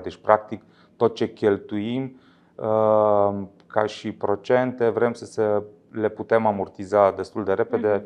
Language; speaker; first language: Romanian; native; Romanian